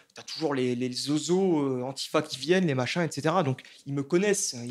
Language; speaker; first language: French; native; French